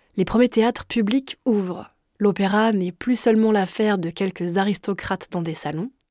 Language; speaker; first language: French; native; French